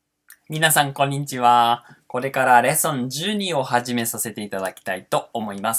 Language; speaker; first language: Japanese; non-native, fluent; Portuguese